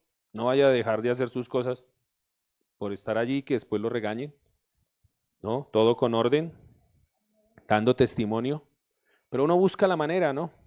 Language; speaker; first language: Spanish; native; Spanish